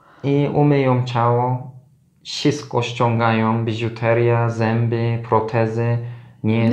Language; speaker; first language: Polish; non-native, learner; Turkish